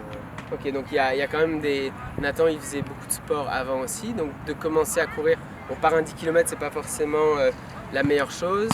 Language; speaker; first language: French; native; French